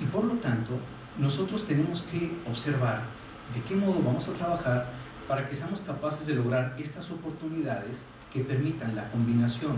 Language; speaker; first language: Spanish; native; Spanish